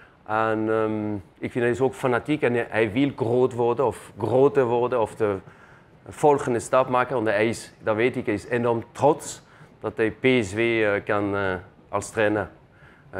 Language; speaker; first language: Dutch; non-native, fluent; German